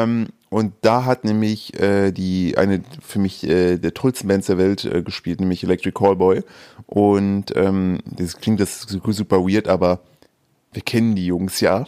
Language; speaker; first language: German; native; German